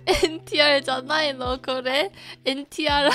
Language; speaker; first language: Japanese; non-native, learner; Korean